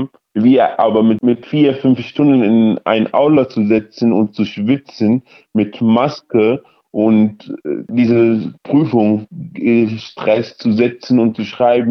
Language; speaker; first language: German; early bilingual, other home language; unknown